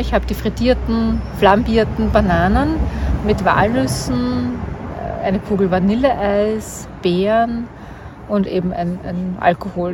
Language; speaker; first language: German; native; German